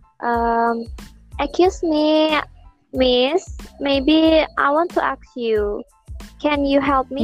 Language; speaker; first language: English; non-native, learner; Indonesian